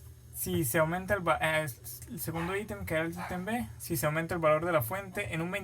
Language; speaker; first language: Spanish; native; Spanish